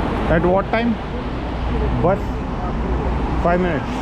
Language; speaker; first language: English; non-native, local second language; Hindi